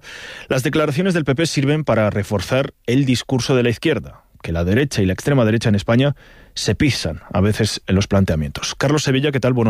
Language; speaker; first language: Spanish; native; Spanish